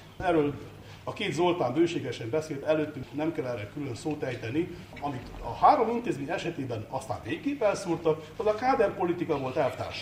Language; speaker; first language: Hungarian; native; Hungarian